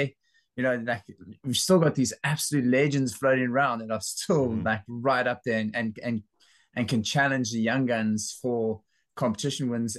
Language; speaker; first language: English; native; English